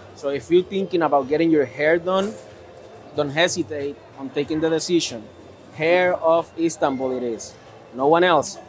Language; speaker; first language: English; native; English